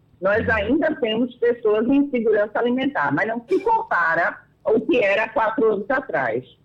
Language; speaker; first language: Portuguese; early bilingual, other home language; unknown